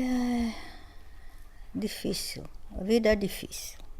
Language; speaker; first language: Portuguese; non-native, fluent; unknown